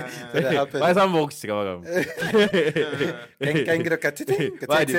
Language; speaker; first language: English; native; English